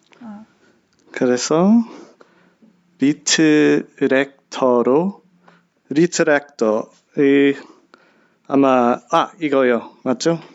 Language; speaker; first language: Korean; non-native, learner; English